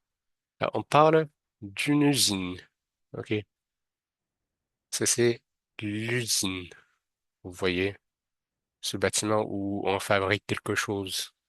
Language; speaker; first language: French; non-native, fluent; Arabic